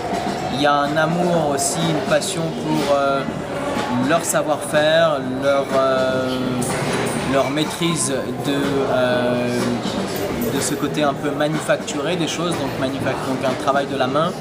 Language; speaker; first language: French; native; French